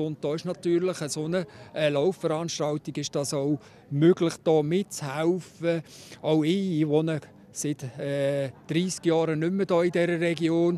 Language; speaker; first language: German; native; German